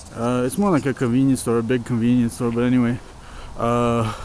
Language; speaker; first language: English; native; English